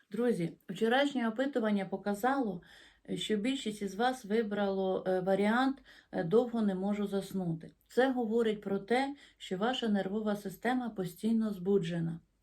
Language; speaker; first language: Ukrainian; non-native, local second language; Russian